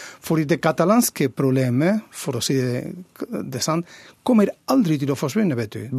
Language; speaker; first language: Norwegian; non-native, fluent; Catalan